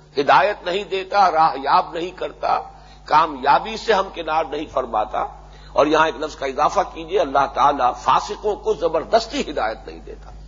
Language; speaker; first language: Urdu; native; Urdu